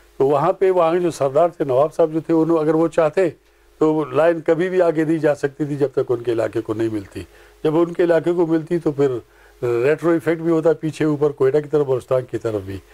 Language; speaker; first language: Urdu; non-native, local second language; Pashto